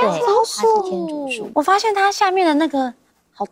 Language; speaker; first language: Chinese; native; Chinese